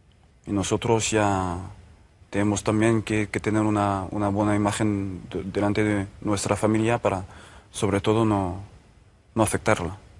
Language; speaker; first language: Spanish; non-native, fluent; French